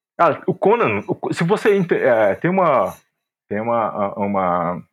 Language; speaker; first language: Portuguese; native; Portuguese